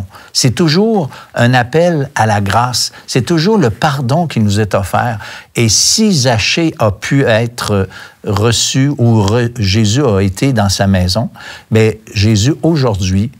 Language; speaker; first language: French; native; French